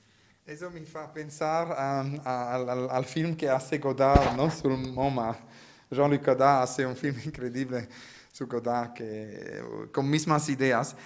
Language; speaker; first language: Spanish; non-native, learner; Italian